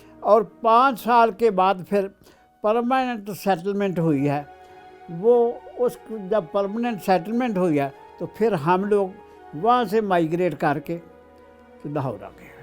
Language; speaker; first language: Urdu; non-native, local second language; Punjabi